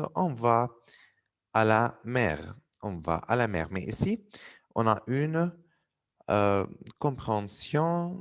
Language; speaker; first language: French; non-native, fluent; Arabic